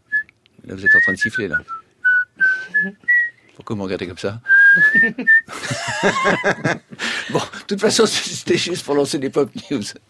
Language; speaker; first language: French; native; French